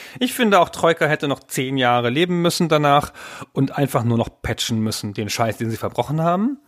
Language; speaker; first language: German; native; German